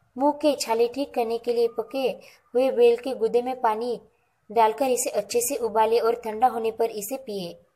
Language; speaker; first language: Hindi; non-native, local second language; Marathi